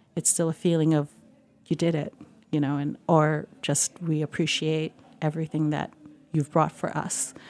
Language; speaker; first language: English; native; English